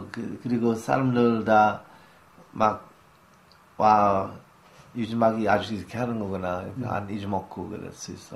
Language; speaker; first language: Korean; early bilingual, heritage; English